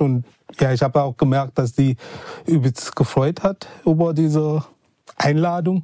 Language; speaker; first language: German; non-native, fluent; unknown